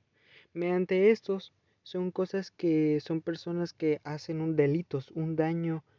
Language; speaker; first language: Spanish; native; Spanish